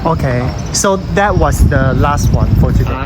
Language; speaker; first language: English; non-native, fluent; Chinese